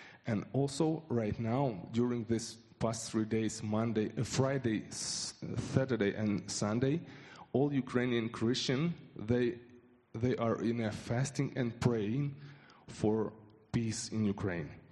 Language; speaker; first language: English; non-native, fluent; Ukrainian